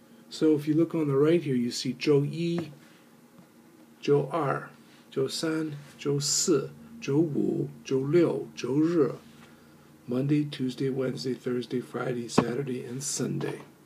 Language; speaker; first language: English; native; English